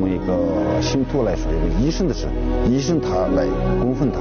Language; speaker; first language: Chinese; non-native, local second language; Tibetan